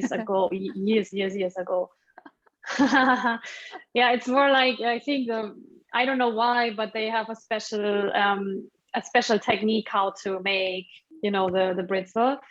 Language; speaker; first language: English; non-native, fluent; German